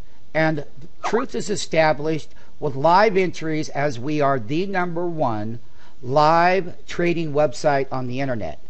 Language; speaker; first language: English; native; English